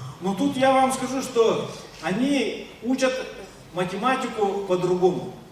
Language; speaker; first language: Russian; non-native, local second language; Yakut